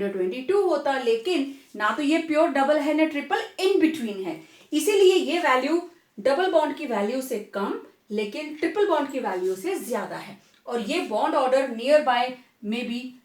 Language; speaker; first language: Hindi; native; Hindi